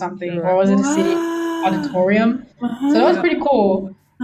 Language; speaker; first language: English; non-native, local second language; Chinese